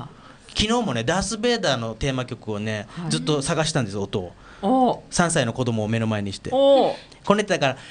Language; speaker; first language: Japanese; native; Japanese